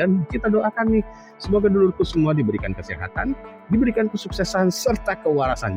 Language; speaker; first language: Indonesian; native; Indonesian